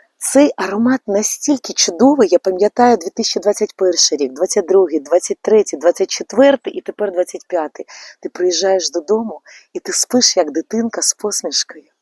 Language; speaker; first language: Ukrainian; native; Ukrainian